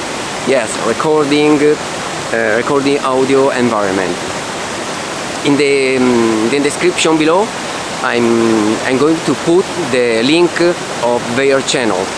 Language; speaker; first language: English; non-native, fluent; Italian